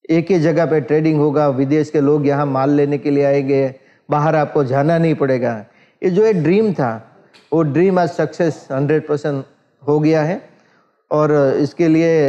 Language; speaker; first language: Hindi; non-native, local second language; Gujarati